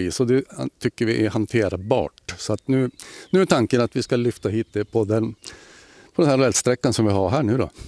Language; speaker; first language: Swedish; native; Swedish